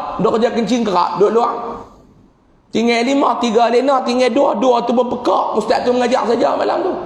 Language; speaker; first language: Malay; native; Malay